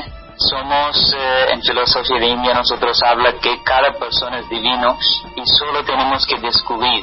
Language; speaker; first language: Spanish; non-native, learner; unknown